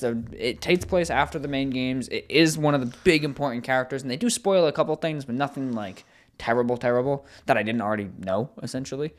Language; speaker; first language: English; native; English